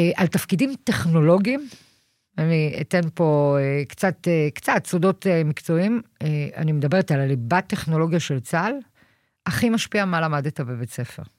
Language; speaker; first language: Hebrew; native; Hebrew